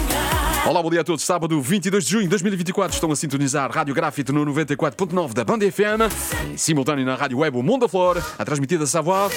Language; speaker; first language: Portuguese; early bilingual, heritage; Portuguese